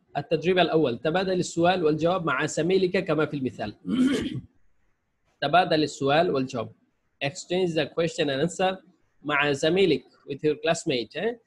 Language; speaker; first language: Arabic; non-native, fluent; Bangla